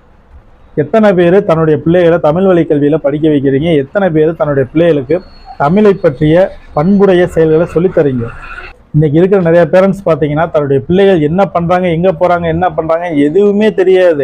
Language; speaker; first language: Tamil; native; Tamil